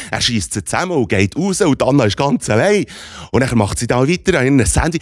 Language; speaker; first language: German; native; German